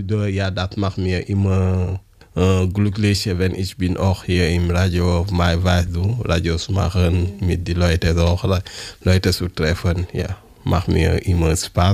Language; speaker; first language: German; non-native, learner; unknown